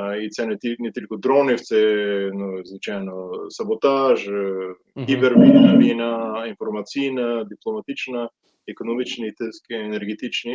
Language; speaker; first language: Ukrainian; non-native, fluent; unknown